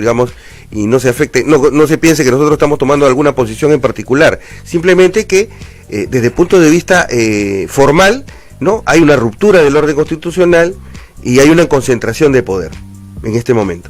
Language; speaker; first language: Spanish; native; Spanish